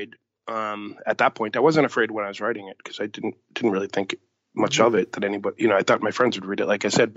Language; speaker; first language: English; native; English